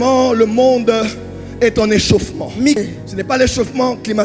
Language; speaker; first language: French; non-native, local second language; Lingala